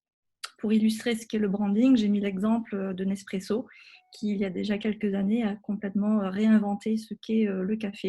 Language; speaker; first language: French; native; French